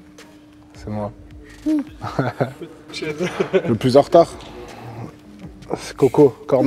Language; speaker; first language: French; native; French